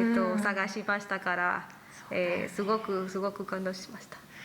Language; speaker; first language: Japanese; non-native, learner; Spanish